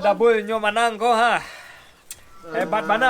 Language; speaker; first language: Indonesian; native; Indonesian